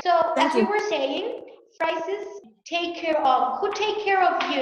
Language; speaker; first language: English; non-native, fluent; Spanish